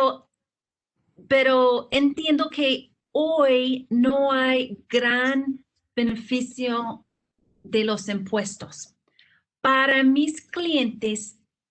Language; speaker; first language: Spanish; non-native, fluent; English